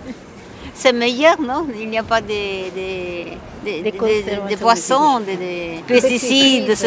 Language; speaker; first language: French; non-native, learner; Italian